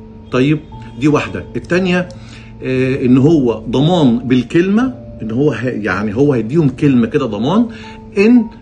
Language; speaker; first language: Arabic; native; Arabic